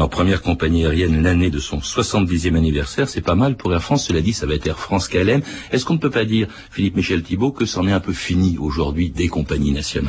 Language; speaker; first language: French; native; French